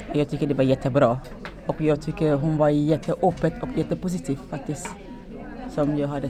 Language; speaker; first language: Swedish; non-native, learner; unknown